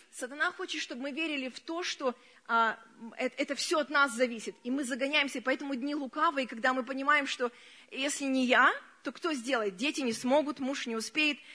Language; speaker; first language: Russian; early bilingual, other home language; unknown